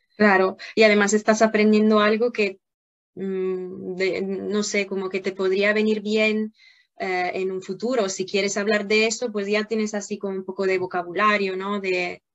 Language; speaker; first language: Spanish; non-native, fluent; Italian